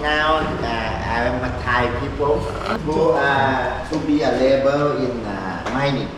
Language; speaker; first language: English; non-native, learner; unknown